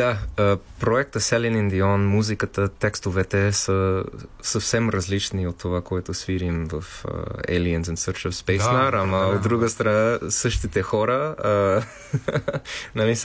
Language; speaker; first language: Bulgarian; non-native, fluent; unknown